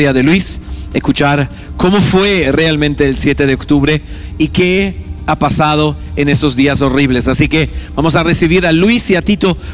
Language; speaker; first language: Spanish; non-native, fluent; German